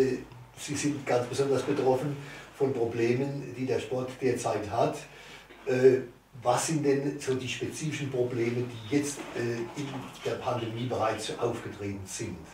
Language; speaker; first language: German; native; German